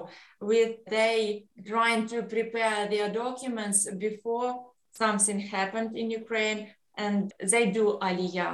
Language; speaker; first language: English; non-native, learner; Ukrainian